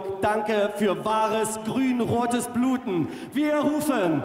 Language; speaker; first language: German; native; German